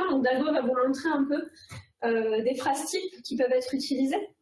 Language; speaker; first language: French; native; French